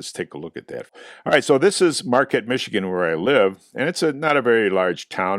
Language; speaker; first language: English; native; English